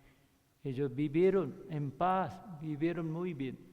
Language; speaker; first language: Spanish; non-native, learner; Korean